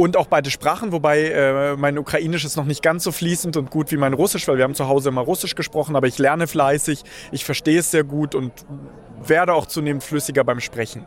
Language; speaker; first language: German; early bilingual, other home language; Russian